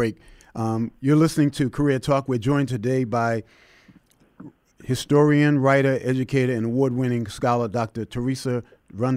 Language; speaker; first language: English; native; English